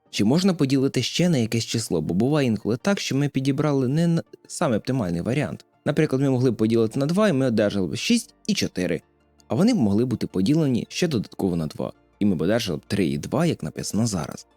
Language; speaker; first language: Ukrainian; native; Ukrainian